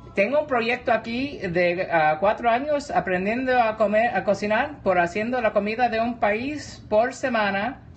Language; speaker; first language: Spanish; non-native, learner; English